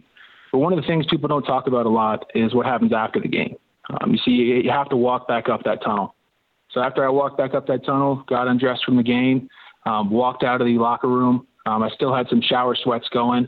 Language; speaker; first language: English; native; English